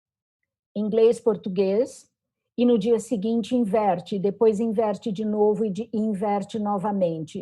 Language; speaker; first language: Portuguese; native; Portuguese